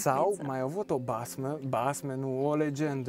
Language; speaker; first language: Romanian; non-native, local second language; Hungarian